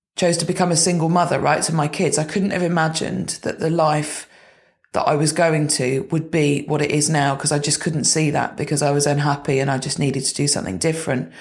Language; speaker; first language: English; native; English